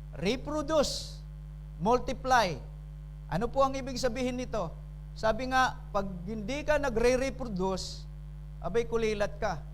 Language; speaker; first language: Filipino; non-native, local second language; Cebuano